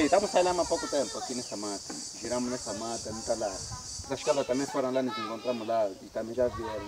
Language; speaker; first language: Portuguese; native; Portuguese